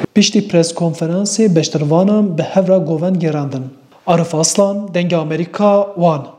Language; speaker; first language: Kurdish; native; Kurdish